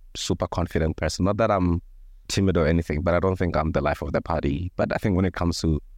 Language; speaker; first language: English; non-native, local second language; Venda